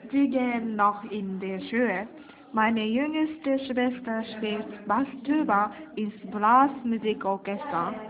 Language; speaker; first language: German; non-native, learner; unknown